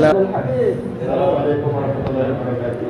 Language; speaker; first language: Arabic; non-native, learner; Indonesian